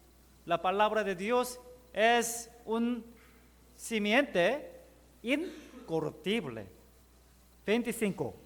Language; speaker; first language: Spanish; non-native, learner; Korean